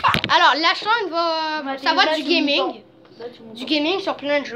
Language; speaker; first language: French; native; French